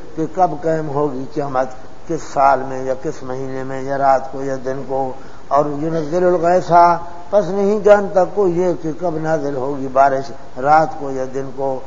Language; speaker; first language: Urdu; non-native, local second language; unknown